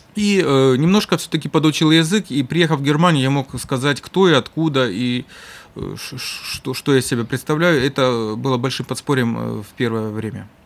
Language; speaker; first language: Russian; native; Russian